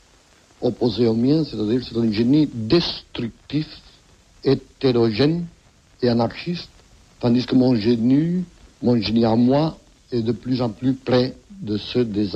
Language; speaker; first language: French; non-native, fluent; Catalan